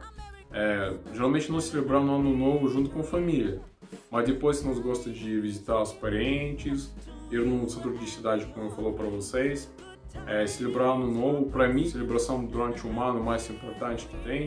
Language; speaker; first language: Portuguese; non-native, learner; Russian